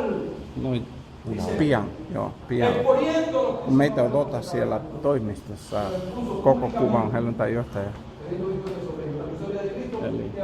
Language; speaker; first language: Finnish; non-native, fluent; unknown